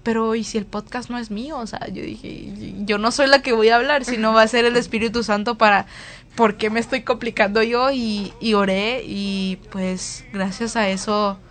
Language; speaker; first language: Spanish; early bilingual, heritage; Spanish